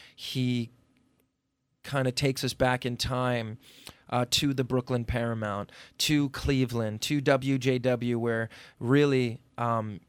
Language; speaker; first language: English; native; English